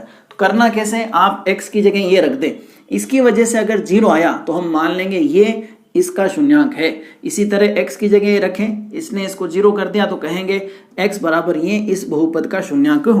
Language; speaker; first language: Hindi; native; Hindi